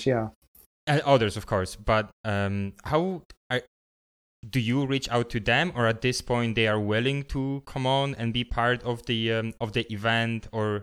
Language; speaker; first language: English; non-native, fluent; Polish